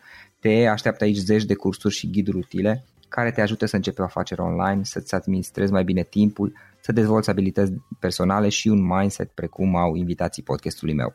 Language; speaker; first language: Romanian; native; Romanian